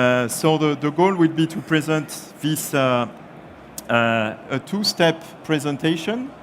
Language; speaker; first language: English; non-native, fluent; French